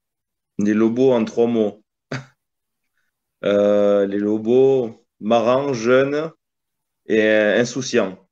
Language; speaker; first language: French; early bilingual, other home language; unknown